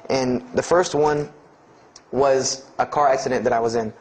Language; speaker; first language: English; native; English